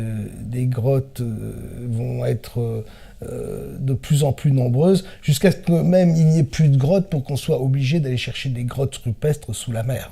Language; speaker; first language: French; native; French